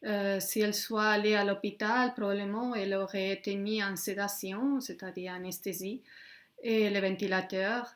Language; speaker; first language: French; non-native, fluent; Spanish